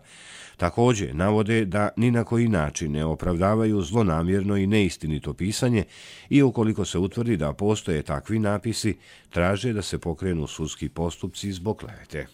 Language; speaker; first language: Serbian; native; Serbian